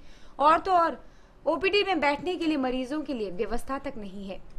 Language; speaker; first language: Hindi; native; Hindi